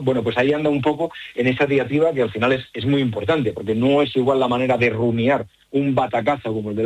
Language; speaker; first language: Spanish; native; Spanish